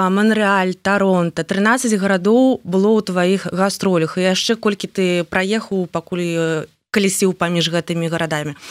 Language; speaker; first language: Belarusian; native; Belarusian